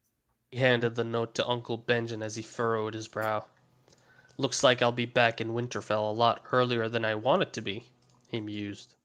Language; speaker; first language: English; native; English